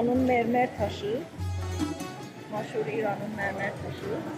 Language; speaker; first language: Turkish; non-native, learner; Azerbaijani